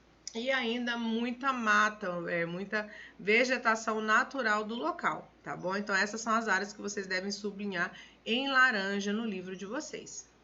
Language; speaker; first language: Portuguese; native; Portuguese